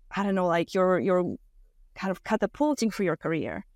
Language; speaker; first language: English; non-native, fluent; Romanian